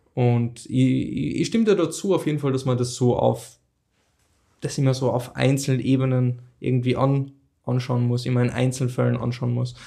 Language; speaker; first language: German; native; German